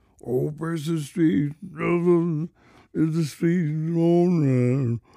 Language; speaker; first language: English; native; English